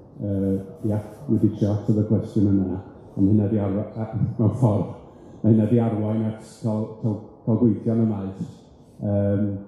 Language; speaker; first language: Welsh; native; Welsh